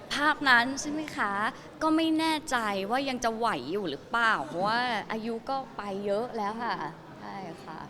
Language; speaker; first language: Thai; native; Thai